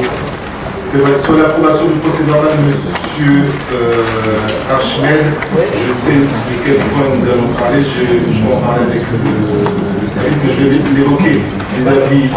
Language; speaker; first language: French; native; French